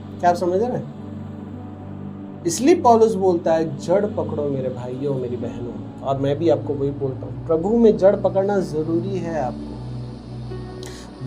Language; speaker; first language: Hindi; native; Hindi